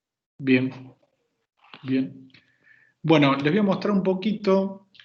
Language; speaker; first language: Spanish; native; Spanish